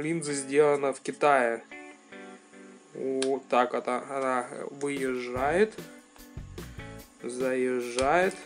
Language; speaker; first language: Russian; native; Russian